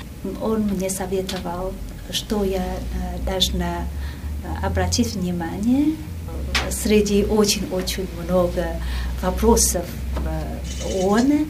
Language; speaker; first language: Russian; non-native, fluent; Vietnamese